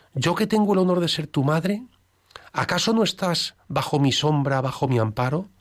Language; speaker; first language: Spanish; native; Spanish